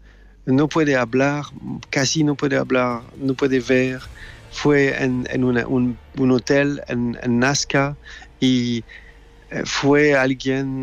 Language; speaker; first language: Spanish; non-native, fluent; French